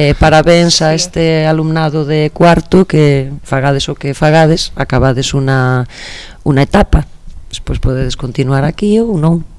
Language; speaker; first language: Galician; non-native, local second language; Spanish